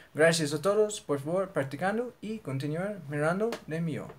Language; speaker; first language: Spanish; non-native, learner; English